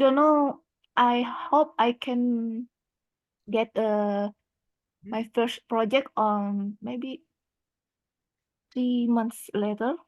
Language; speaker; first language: English; non-native, learner; Indonesian